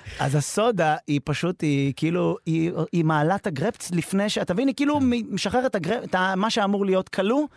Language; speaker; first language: Hebrew; native; Hebrew